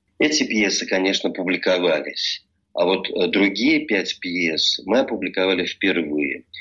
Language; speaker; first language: Russian; native; Russian